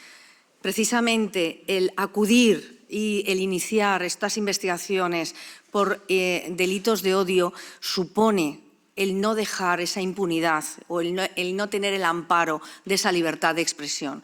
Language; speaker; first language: Spanish; native; Spanish